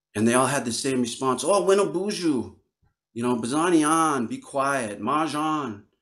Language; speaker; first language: English; native; English